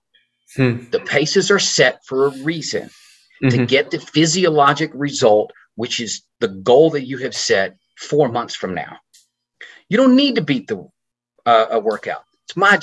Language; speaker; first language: English; native; English